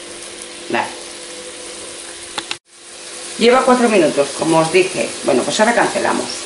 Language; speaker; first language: Spanish; native; Spanish